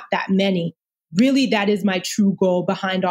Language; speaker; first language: English; non-native, local second language; Yoruba